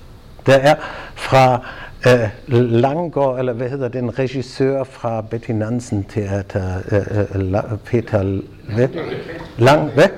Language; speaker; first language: Danish; non-native, fluent; German